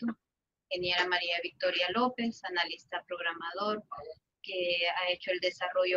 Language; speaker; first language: Spanish; native; Spanish